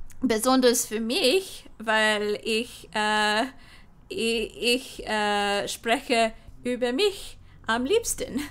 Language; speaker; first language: German; non-native, learner; English